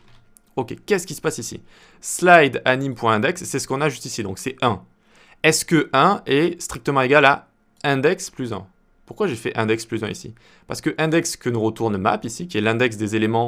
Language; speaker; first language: French; native; French